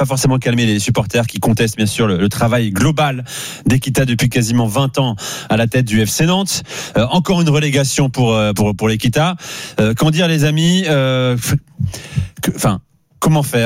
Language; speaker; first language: French; native; French